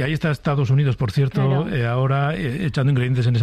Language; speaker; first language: Spanish; native; Spanish